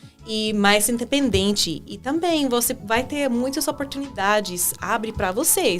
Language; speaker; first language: Portuguese; non-native, fluent; English